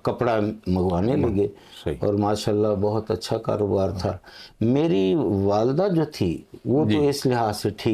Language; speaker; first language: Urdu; non-native, local second language; Punjabi